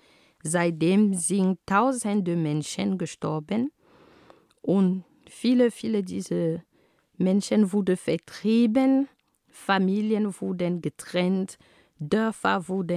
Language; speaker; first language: German; non-native, fluent; Ghomala